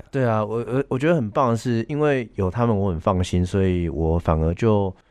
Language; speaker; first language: Chinese; native; Chinese